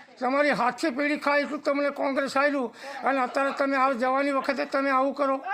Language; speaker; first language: Gujarati; native; Gujarati